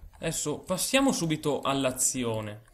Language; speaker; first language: Italian; native; Italian